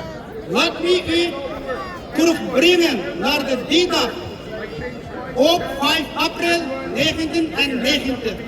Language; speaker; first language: Dutch; non-native, local second language; Uyghur